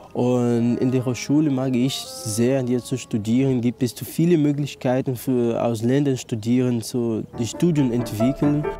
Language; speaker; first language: German; non-native, learner; Portuguese